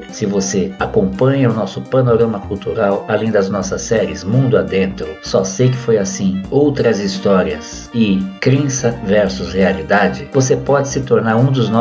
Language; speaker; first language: Portuguese; native; Portuguese